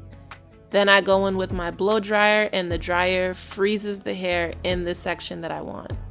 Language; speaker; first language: English; native; English